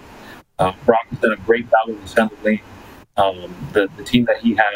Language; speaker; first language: English; early bilingual, other home language; Spanish